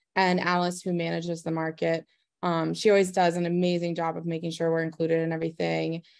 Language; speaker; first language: English; native; English